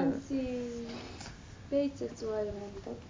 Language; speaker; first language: Dutch; non-native, learner; Arabic